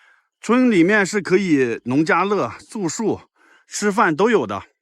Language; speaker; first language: Chinese; native; Chinese